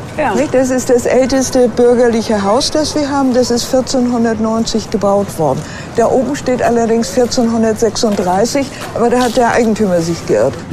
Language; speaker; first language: German; native; German